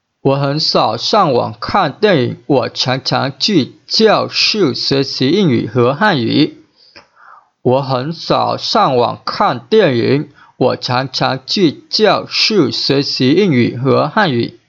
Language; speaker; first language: Chinese; non-native, learner; Vietnamese